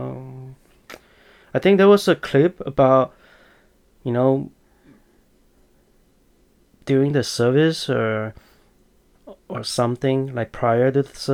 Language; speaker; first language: English; non-native, local second language; Chinese